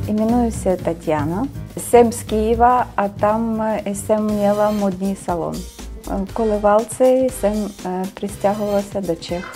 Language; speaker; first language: Czech; non-native, learner; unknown